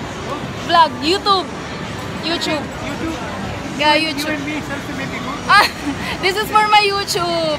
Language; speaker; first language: English; non-native, local second language; Filipino